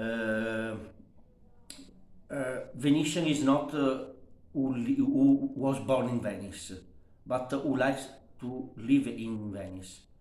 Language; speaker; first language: English; non-native, learner; Italian